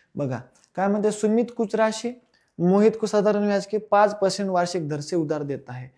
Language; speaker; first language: Hindi; non-native, local second language; Marathi